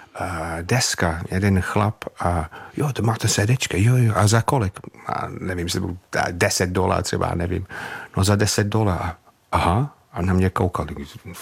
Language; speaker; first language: Czech; non-native, fluent; English